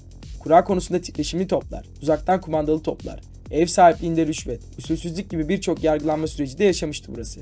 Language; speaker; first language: Turkish; native; Turkish